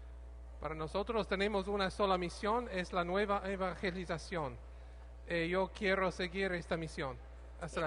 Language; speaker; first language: Spanish; non-native, learner; English